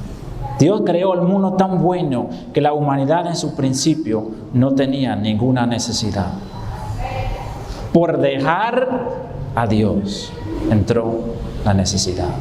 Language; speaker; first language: Spanish; non-native, fluent; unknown